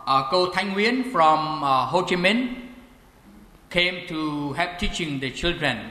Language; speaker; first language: English; non-native, fluent; Khmer